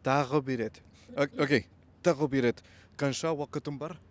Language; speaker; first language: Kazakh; non-native, learner; Spanish